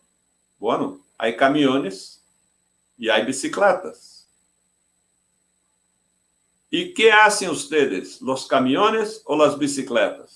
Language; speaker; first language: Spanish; non-native, fluent; Portuguese